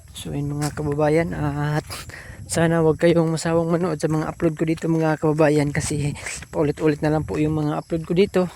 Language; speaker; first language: Filipino; non-native, local second language; Cebuano